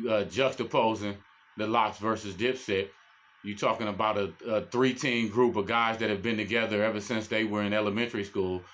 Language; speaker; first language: English; native; English